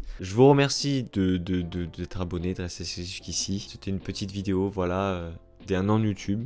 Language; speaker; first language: French; native; French